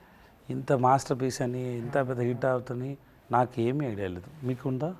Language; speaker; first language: Telugu; non-native, learner; Tamil